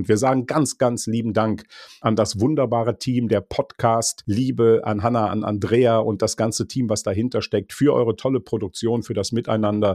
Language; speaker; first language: German; native; German